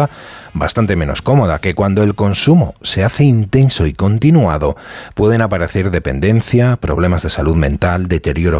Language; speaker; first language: Spanish; native; Spanish